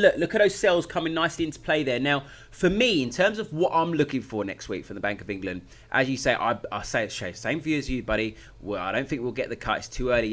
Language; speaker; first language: English; native; English